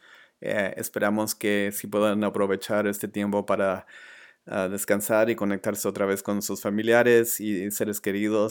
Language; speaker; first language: Spanish; early bilingual, other home language; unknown